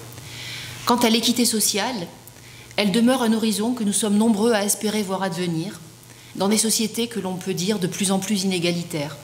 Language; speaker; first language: French; native; French